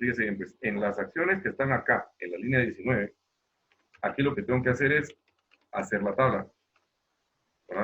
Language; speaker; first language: Spanish; native; Spanish